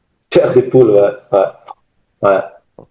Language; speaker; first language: French; non-native, learner; German